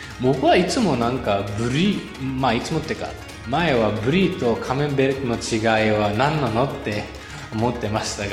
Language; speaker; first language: Japanese; non-native, fluent; Bulgarian